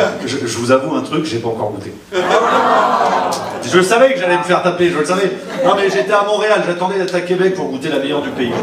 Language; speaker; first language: French; native; French